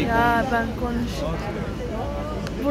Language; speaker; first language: Turkish; non-native, learner; Arabic